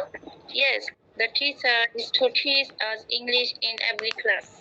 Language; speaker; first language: English; non-native, learner; Bangla